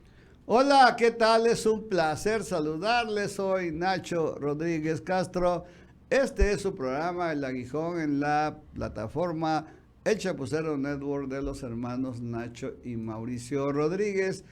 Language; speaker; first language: Spanish; native; Spanish